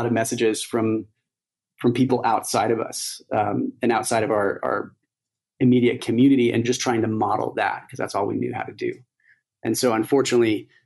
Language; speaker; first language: English; native; English